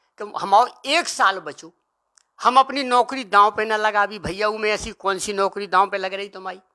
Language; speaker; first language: Hindi; native; Hindi